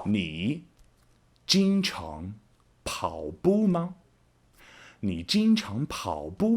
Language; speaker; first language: Chinese; non-native, fluent; English